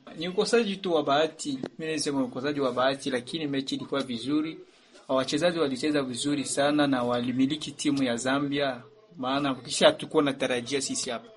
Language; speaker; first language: Swahili; native; Swahili